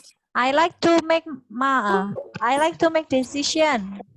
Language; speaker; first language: English; non-native, fluent; Indonesian